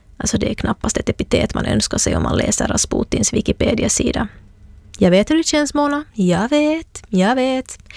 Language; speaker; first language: Swedish; native; Swedish